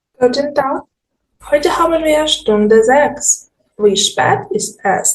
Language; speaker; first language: German; non-native, fluent; Ukrainian